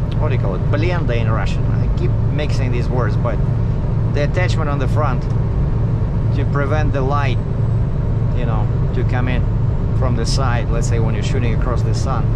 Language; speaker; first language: English; native; English